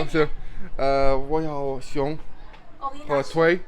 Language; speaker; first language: Chinese; non-native, learner; Chechen